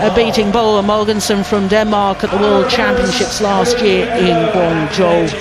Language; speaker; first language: English; native; English